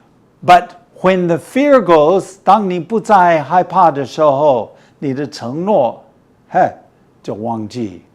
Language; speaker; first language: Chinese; non-native, fluent; English